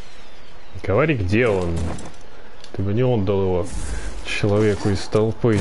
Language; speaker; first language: Russian; native; Russian